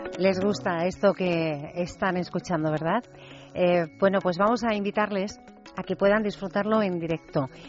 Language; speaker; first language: Spanish; native; Spanish